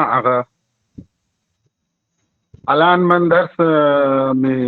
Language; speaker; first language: Persian; non-native, learner; Urdu